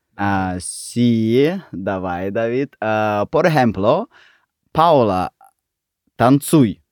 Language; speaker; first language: Spanish; non-native, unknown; Russian